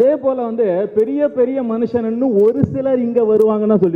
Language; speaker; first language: Tamil; native; Tamil